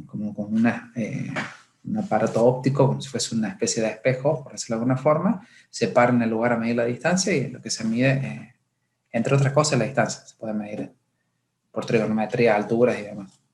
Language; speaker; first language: Spanish; native; Spanish